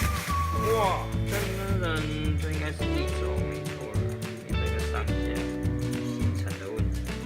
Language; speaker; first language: Chinese; native; Chinese